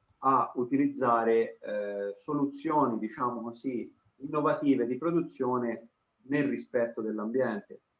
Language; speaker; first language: Italian; native; Italian